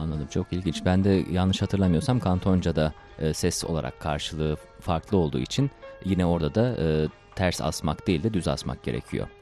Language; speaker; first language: Turkish; native; Turkish